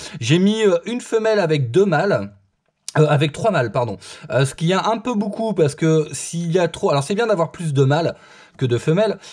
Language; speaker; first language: French; native; French